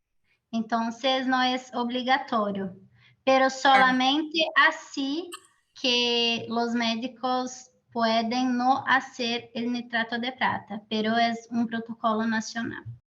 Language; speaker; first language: Spanish; non-native, fluent; Portuguese